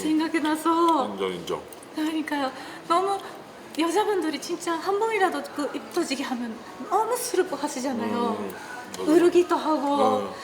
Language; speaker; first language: Korean; non-native, learner; Japanese